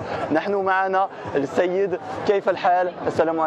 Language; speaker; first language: Arabic; early bilingual, heritage; Arabic